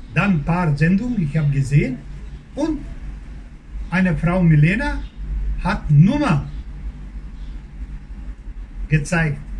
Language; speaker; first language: German; non-native, learner; Croatian